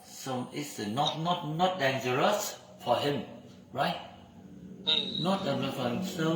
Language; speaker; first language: English; non-native, learner; Vietnamese